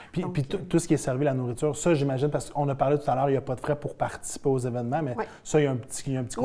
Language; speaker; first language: French; native; French